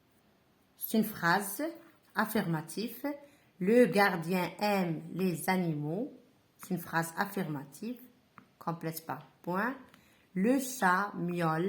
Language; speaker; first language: French; non-native, local second language; Arabic